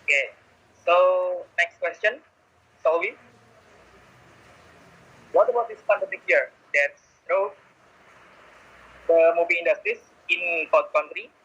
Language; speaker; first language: English; non-native, learner; Indonesian